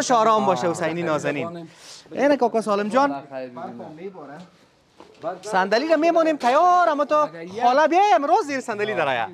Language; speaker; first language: Persian; native; Persian